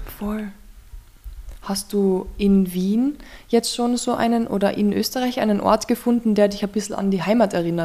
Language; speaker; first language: German; native; German